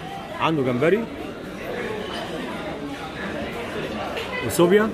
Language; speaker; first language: Arabic; native; Arabic